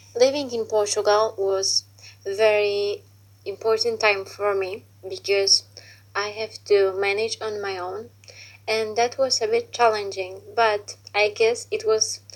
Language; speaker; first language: English; non-native, fluent; Polish